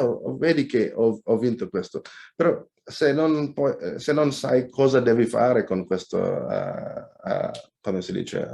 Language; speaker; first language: Italian; non-native, fluent; Indonesian